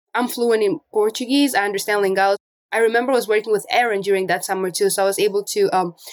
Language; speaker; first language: English; non-native, local second language; Portuguese